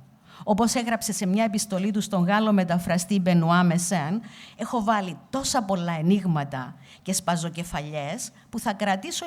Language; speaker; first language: Greek; native; Greek